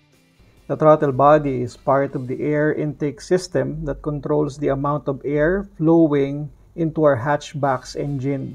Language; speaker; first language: English; non-native, local second language; Filipino